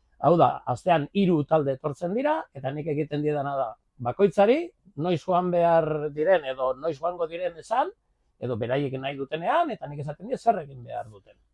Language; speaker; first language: Basque; native; Basque